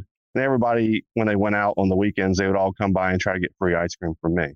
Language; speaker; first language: English; native; English